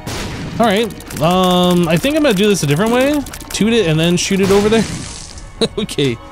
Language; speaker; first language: English; native; English